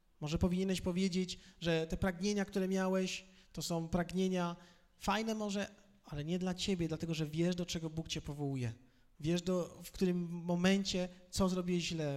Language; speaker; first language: Polish; native; Polish